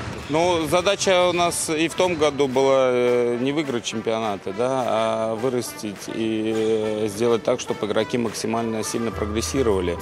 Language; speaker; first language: Russian; native; Russian